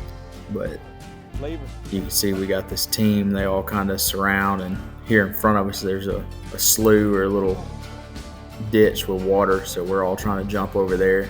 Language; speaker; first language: English; native; English